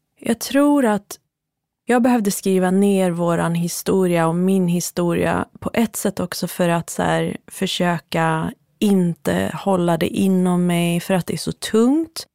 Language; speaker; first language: Swedish; early bilingual, other home language; Central Kurdish